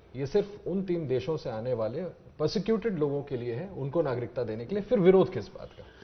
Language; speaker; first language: Hindi; native; Hindi